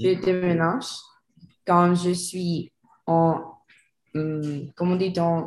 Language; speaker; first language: French; non-native, learner; Spanish